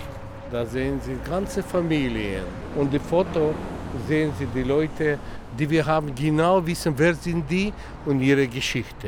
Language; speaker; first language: German; non-native, learner; Russian